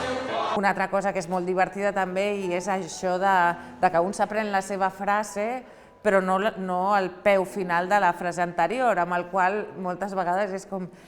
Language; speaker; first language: Catalan; native; Catalan